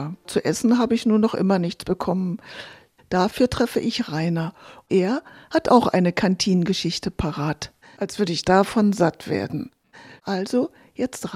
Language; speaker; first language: German; native; German